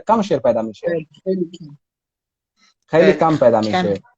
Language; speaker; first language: Persian; non-native, fluent; Hindi